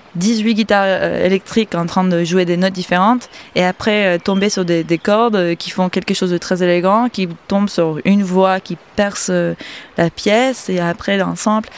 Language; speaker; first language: French; non-native, fluent; English